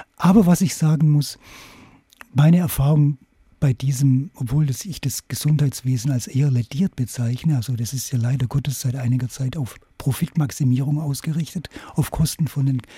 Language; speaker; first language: German; native; German